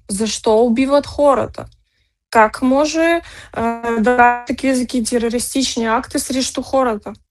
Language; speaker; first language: Bulgarian; early bilingual, heritage; Bulgarian